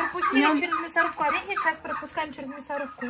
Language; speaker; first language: Russian; native; Russian